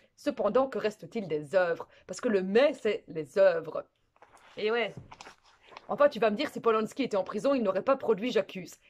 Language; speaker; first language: French; native; French